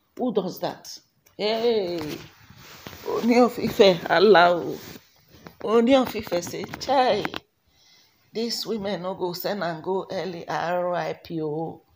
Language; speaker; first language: Nigerian Pidgin; non-native, local second language; Igbo